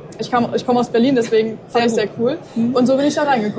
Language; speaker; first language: German; native; German